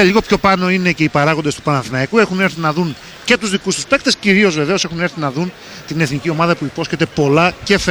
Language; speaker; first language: Greek; native; Greek